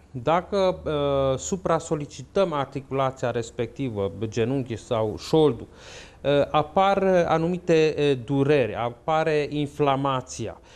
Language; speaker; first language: Romanian; native; Romanian